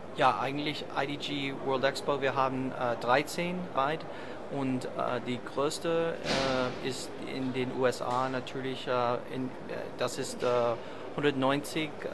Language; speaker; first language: German; non-native, learner; English